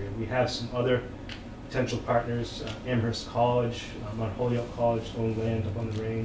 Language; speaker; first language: English; native; English